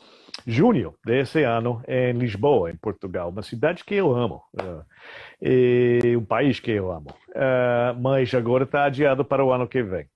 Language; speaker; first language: Portuguese; non-native, fluent; English